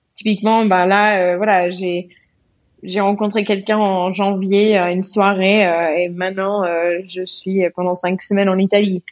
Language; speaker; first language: French; non-native, fluent; English